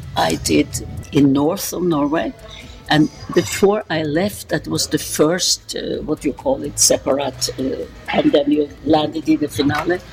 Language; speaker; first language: English; non-native, learner; Norwegian